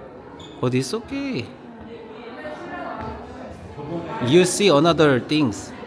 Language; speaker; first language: English; non-native, learner; Korean